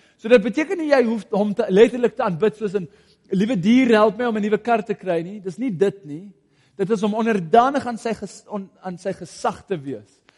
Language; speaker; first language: Afrikaans; native; Afrikaans